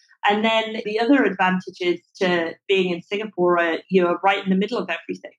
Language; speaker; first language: English; native; English